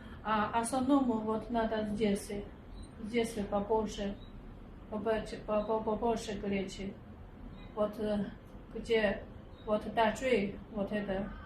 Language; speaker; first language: Russian; non-native, learner; Chinese